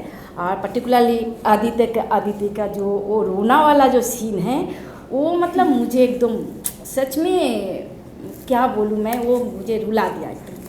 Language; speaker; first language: Hindi; non-native, local second language; Bangla